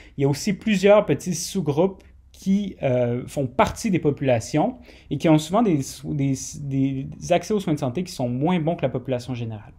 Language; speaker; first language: French; native; French